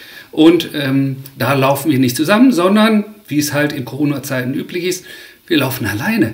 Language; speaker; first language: German; native; German